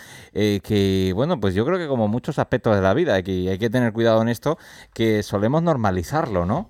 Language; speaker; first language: Spanish; native; Spanish